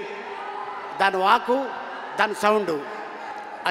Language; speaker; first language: Telugu; native; Telugu